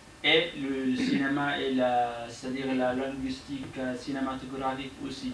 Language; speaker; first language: French; non-native, learner; Arabic